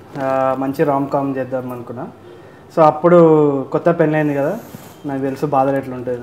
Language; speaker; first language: Telugu; native; Telugu